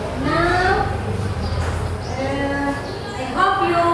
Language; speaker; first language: English; non-native, learner; Indonesian